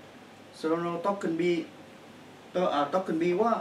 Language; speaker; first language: Japanese; non-native, learner; Chinese